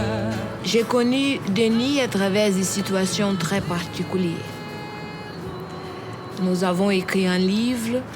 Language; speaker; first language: French; non-native, fluent; Portuguese